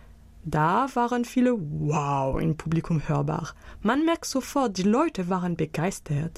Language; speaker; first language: German; native; German